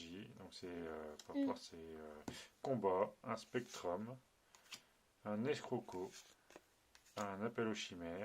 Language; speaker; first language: French; native; French